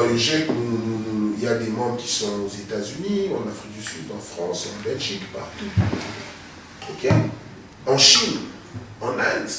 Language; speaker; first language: French; non-native, local second language; Lingala